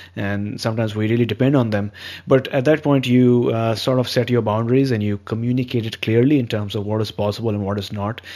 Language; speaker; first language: English; non-native, local second language; Hindi